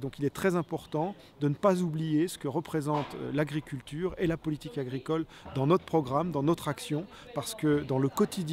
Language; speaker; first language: French; native; French